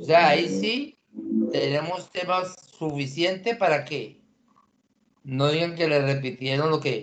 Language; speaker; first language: Spanish; native; Spanish